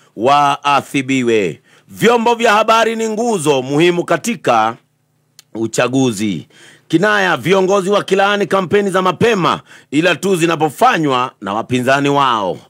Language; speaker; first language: Swahili; non-native, local second language; Kikuyu